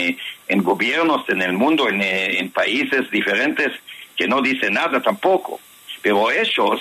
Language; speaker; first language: Spanish; non-native, fluent; Hebrew